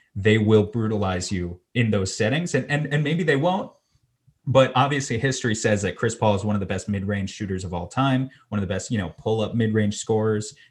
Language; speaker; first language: English; native; English